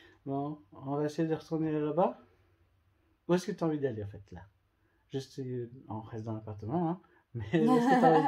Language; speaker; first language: French; native; French